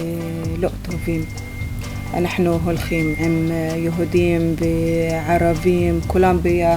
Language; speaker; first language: Hebrew; non-native, local second language; Arabic